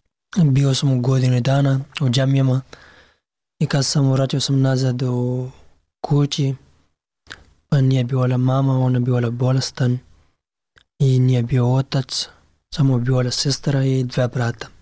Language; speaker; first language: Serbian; non-native, learner; Pashto